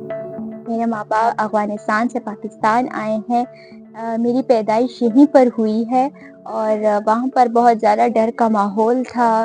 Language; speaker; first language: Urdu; non-native, local second language; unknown